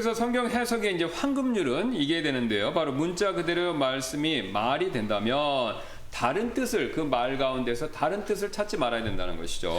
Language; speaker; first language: Korean; native; Korean